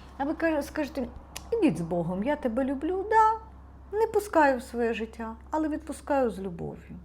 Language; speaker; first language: Ukrainian; non-native, local second language; Russian